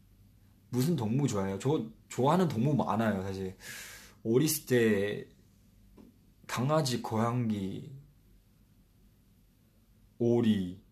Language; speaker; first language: Korean; non-native, fluent; Chinese